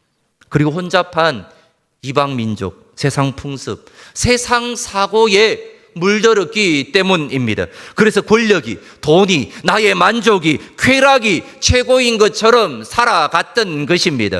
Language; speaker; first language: Korean; native; Korean